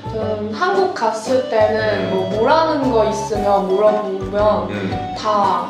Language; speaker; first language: Korean; non-native, learner; Cantonese